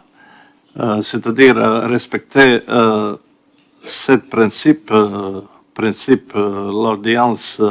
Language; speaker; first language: French; non-native, learner; Bosnian